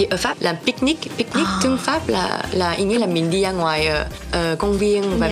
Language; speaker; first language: Vietnamese; early bilingual, heritage; French